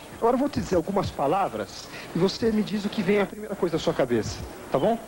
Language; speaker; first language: Portuguese; native; Portuguese